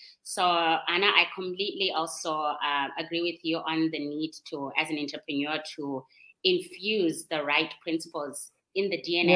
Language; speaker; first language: English; non-native, local second language; Shona